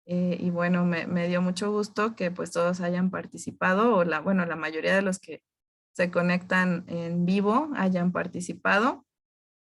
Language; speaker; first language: Spanish; native; Spanish